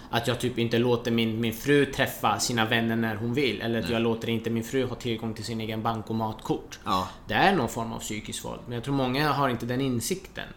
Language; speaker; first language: Swedish; early bilingual, other home language; Persian